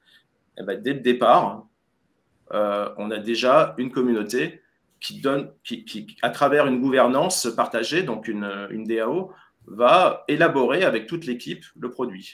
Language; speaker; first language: French; native; French